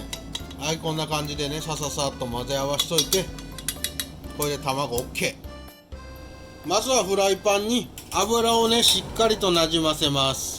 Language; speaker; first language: Japanese; native; Japanese